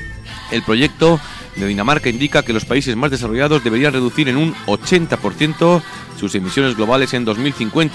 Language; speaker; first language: Spanish; native; Spanish